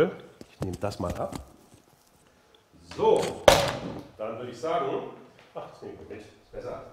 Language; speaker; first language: German; native; German